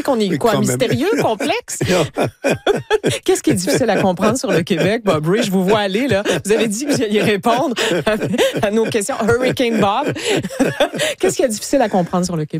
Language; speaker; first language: French; native; French